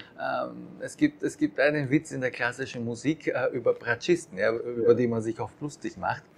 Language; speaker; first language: German; early bilingual, other home language; Japanese